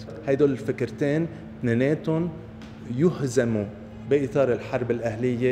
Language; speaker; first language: Arabic; native; Arabic